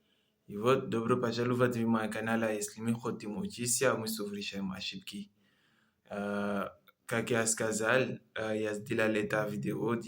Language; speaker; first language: Russian; non-native, learner; Comorian